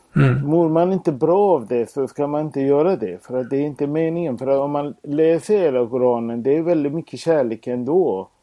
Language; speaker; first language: Swedish; non-native, fluent; Persian